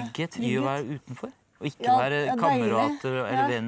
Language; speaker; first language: Norwegian; native; Norwegian